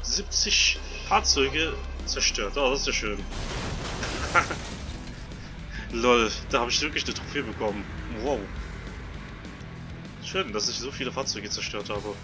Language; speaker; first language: German; native; German